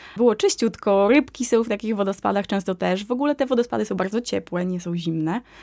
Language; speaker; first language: Polish; native; Polish